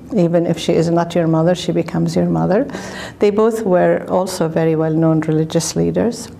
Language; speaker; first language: English; non-native, fluent; Arabic